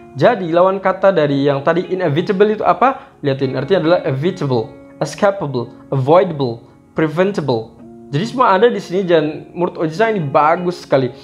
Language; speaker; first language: Indonesian; native; Indonesian